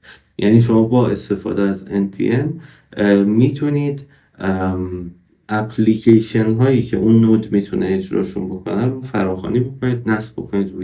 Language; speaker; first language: Persian; native; Persian